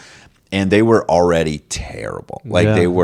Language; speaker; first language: English; native; English